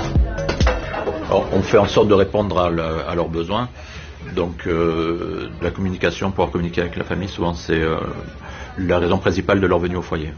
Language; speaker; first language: French; native; French